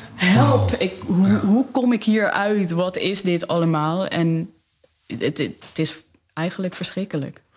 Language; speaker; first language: Dutch; native; Dutch